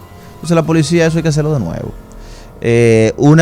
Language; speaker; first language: Spanish; native; Spanish